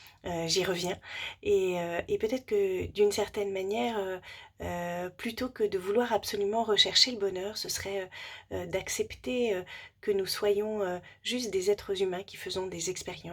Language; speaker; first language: French; native; French